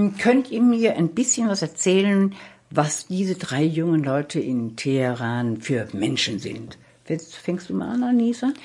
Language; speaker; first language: German; native; German